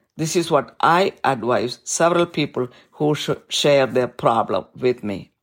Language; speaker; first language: English; non-native, local second language; Malayalam